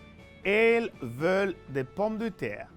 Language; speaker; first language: French; non-native, fluent; Spanish